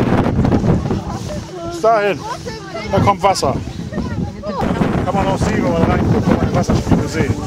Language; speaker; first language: German; native; German